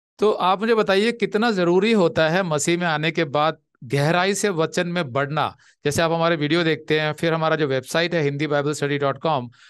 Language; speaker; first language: Hindi; native; Hindi